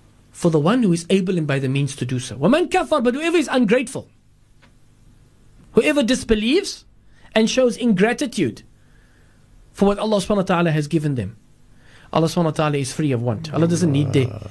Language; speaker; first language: English; native; English